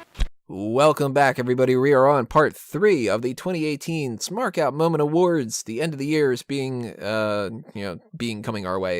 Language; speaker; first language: English; native; English